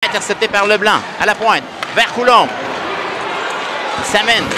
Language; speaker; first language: French; native; French